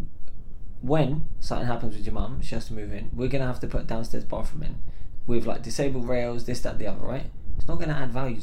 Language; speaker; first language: English; native; English